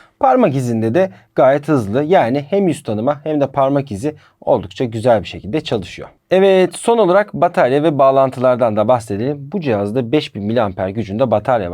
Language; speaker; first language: Turkish; native; Turkish